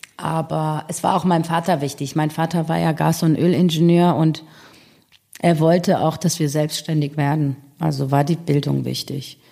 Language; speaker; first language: German; early bilingual, other home language; Persian